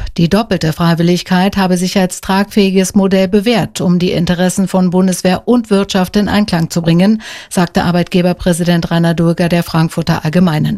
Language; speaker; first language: German; native; German